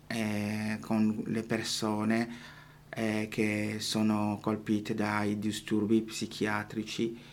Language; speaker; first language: Italian; non-native, fluent; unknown